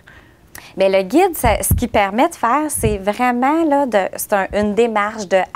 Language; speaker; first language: French; native; French